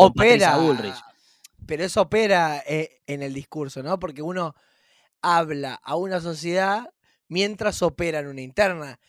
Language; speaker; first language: Spanish; native; Spanish